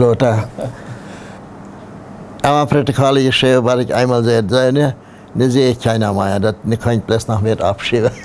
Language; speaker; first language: German; non-native, local second language; Plautdietsch